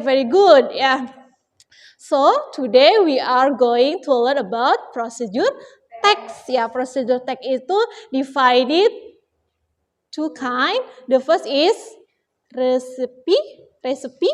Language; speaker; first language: English; non-native, learner; Indonesian